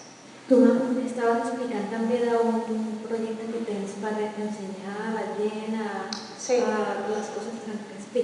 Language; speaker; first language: Catalan; non-native, fluent; Spanish